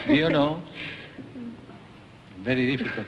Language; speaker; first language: English; non-native, learner; Spanish